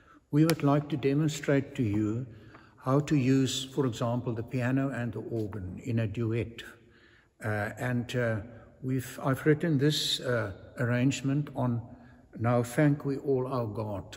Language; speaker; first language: English; non-native, local second language; Afrikaans